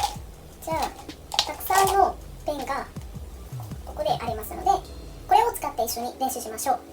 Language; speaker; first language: Japanese; non-native, fluent; Vietnamese